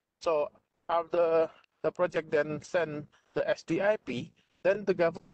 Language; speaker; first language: English; non-native, fluent; Indonesian